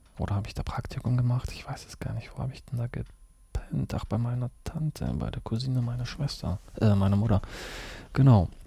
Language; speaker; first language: German; early bilingual, other home language; Russian